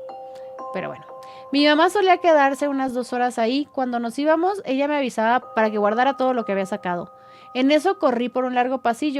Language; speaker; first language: Spanish; native; Spanish